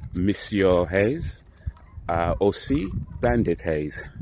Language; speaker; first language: French; non-native, learner; English